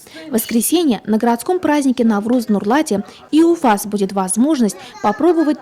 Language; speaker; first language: Russian; native; Russian